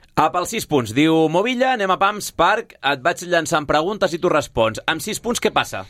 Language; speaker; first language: Catalan; native; Catalan